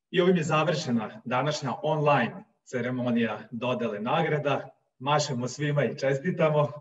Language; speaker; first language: Serbian; native; Serbian